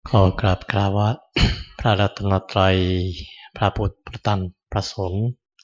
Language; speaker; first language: Thai; non-native, fluent; Japanese